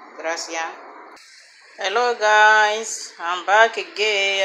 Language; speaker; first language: English; non-native, local second language; Igbo